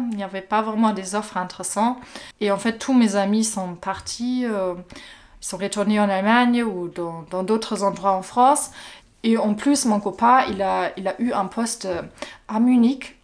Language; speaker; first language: French; non-native, fluent; German